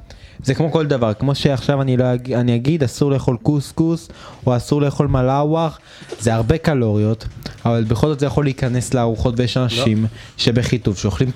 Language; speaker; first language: Hebrew; native; Hebrew